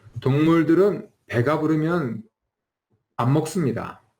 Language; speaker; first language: Korean; native; Korean